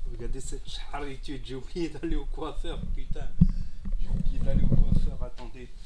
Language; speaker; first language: French; native; French